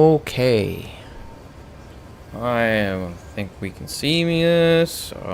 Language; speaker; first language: English; native; English